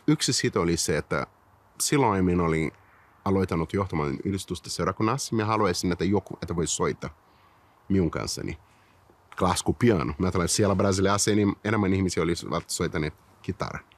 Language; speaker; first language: Finnish; non-native, fluent; Portuguese